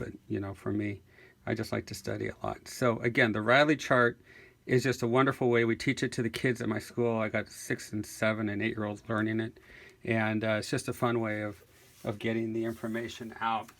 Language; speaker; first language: English; native; English